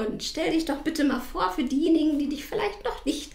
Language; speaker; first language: German; native; German